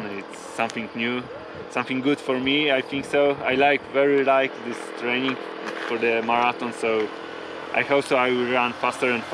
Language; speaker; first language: English; non-native, learner; Polish